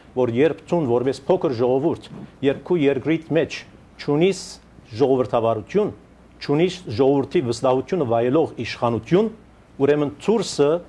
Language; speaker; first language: Armenian; early bilingual, heritage; Armenian